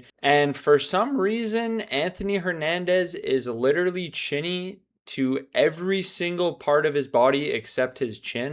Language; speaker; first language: English; native; English